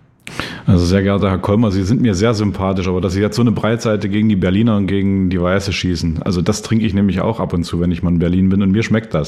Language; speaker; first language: German; native; German